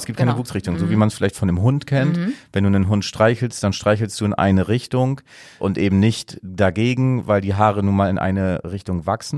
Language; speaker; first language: German; native; German